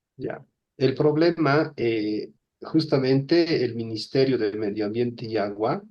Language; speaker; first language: Spanish; native; Spanish